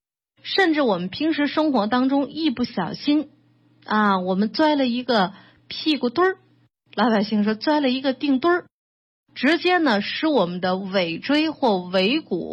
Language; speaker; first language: Chinese; native; Chinese